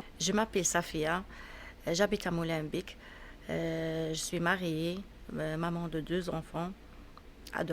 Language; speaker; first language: French; non-native, learner; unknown